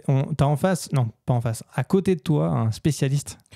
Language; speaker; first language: French; native; French